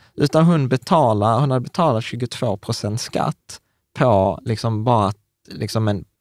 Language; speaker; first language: Swedish; native; Swedish